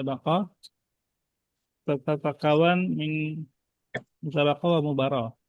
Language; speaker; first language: Arabic; non-native, fluent; Indonesian